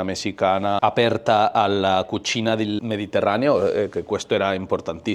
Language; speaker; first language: Italian; non-native, learner; Spanish